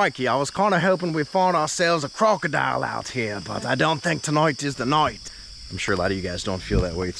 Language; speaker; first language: English; native; English